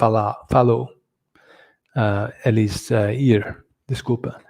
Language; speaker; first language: Portuguese; non-native, fluent; English